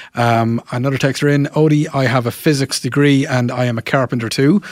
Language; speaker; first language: English; non-native, local second language; Irish